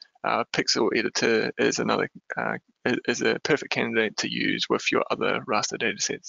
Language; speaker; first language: English; native; English